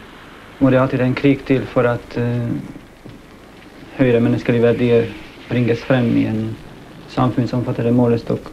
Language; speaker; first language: Norwegian; non-native, fluent; Hungarian